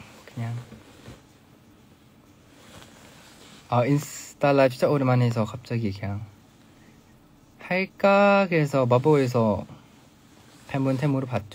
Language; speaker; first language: Korean; non-native, fluent; Thai